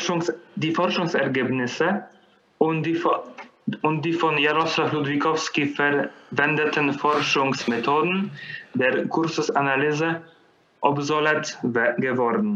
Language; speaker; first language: German; non-native, fluent; Polish